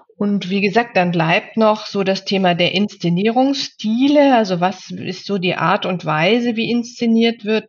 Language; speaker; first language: German; native; German